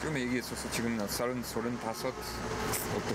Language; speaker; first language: Korean; non-native, learner; French